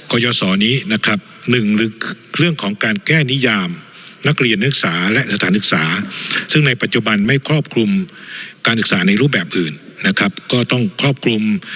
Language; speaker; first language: Thai; native; Thai